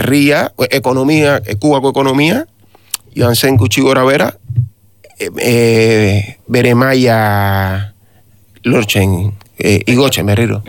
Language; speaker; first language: Basque; non-native, learner; Spanish